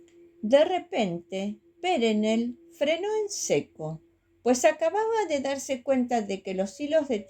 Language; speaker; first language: Spanish; native; Spanish